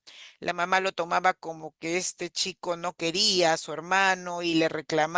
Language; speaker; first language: Spanish; native; Spanish